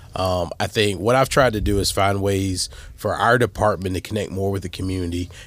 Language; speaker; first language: English; native; English